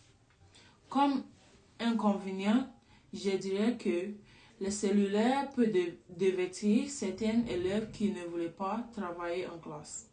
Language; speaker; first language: French; non-native, learner; Spanish